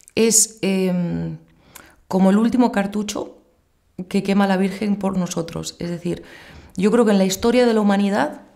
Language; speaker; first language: Spanish; native; Spanish